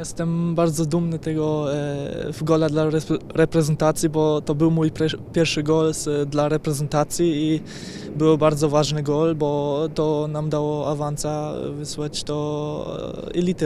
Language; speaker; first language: Polish; early bilingual, heritage; German